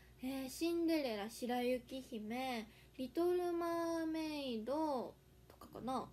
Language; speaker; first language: Japanese; native; Japanese